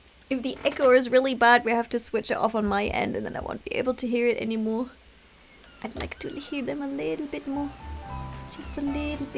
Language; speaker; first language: English; non-native, fluent; German